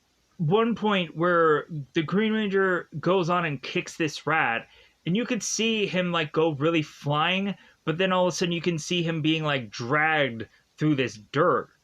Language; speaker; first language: English; native; English